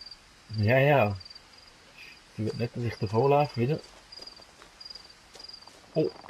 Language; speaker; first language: German; native; German